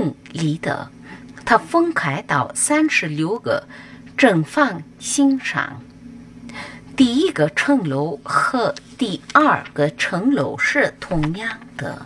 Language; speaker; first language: Chinese; non-native, learner; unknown